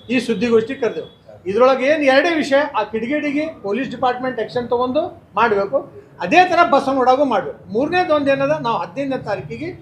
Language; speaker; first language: Kannada; native; Kannada